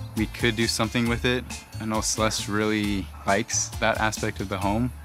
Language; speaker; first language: English; native; English